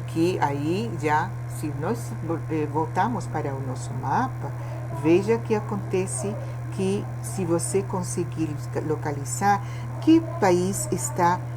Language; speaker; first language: Portuguese; non-native, fluent; Spanish